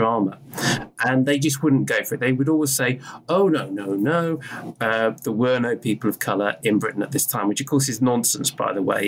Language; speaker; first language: English; native; English